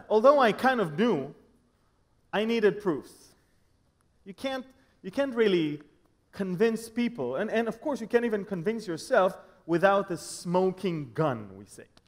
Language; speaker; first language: English; non-native, fluent; Hebrew